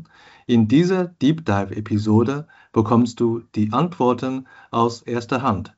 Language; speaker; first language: German; non-native, fluent; Chinese